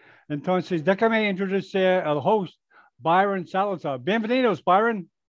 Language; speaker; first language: Spanish; non-native, learner; English